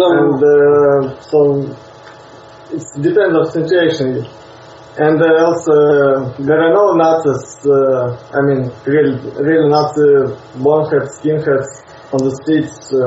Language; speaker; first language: English; non-native, learner; Russian